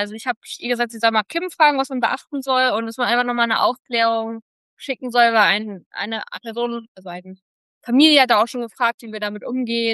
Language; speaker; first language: German; native; German